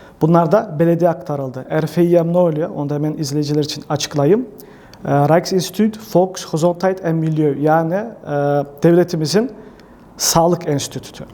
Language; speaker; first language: Turkish; early bilingual, heritage; Turkish